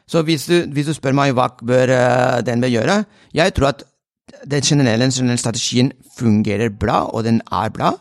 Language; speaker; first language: Norwegian; non-native, fluent; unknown